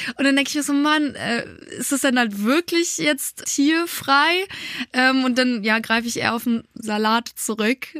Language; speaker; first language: German; early bilingual, other home language; Polish